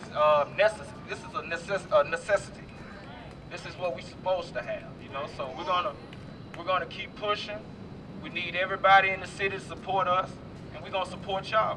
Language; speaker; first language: English; native; English